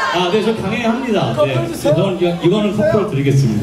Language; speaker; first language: Korean; native; Korean